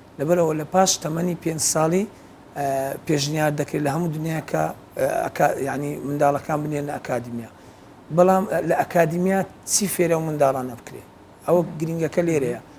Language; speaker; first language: Central Kurdish; native; Central Kurdish